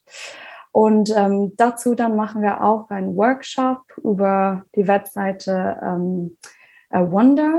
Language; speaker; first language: German; non-native, fluent; English